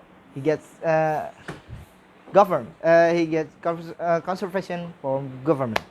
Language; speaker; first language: English; non-native, learner; Indonesian